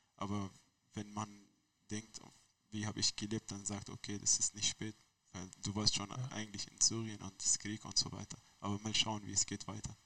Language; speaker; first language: German; non-native, learner; Arabic